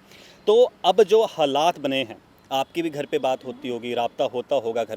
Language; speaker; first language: Hindi; native; Hindi